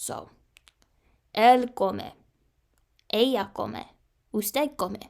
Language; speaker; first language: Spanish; non-native, learner; English